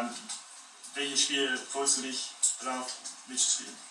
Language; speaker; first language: German; non-native, fluent; English